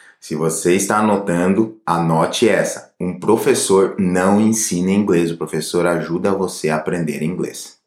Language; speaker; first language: Portuguese; native; Portuguese